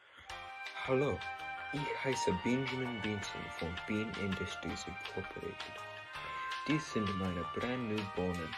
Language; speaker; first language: German; non-native, learner; English